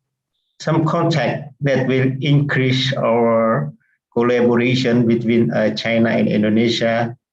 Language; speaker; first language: English; non-native, fluent; Indonesian